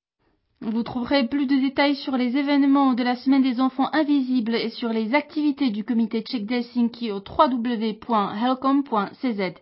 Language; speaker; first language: French; native; French